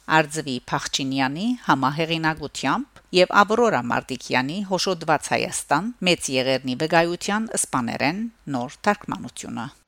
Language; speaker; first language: Armenian; early bilingual, heritage; Armenian